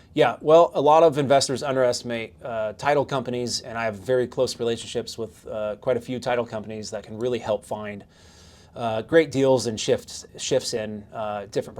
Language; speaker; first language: English; native; English